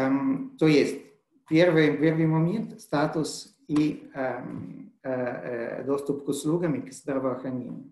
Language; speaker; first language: Russian; non-native, fluent; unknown